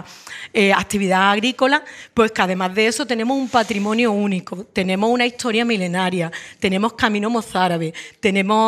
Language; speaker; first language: Spanish; native; Spanish